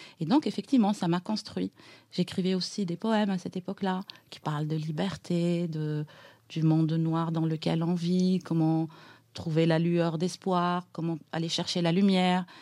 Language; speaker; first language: French; non-native, local second language; Arabic